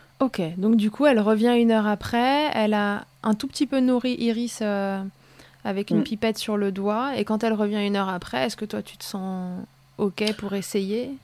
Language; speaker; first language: French; native; French